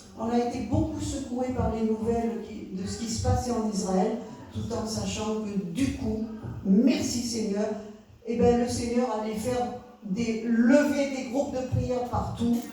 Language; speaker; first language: French; native; French